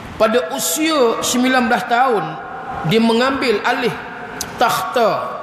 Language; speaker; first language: Malay; native; Malay